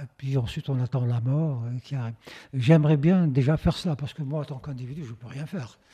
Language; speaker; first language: French; non-native, local second language; Arabic